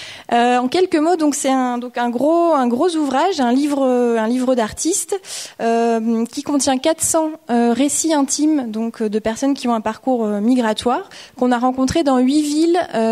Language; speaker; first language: French; native; French